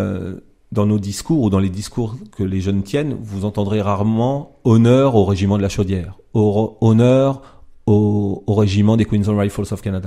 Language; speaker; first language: French; native; French